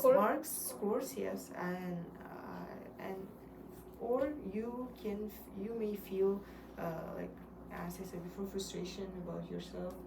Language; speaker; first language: English; non-native, learner; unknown